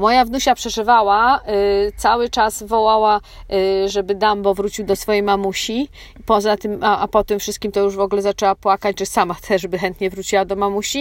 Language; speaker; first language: Polish; native; Polish